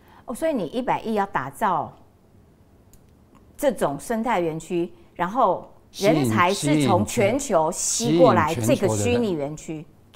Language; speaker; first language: Chinese; native; Chinese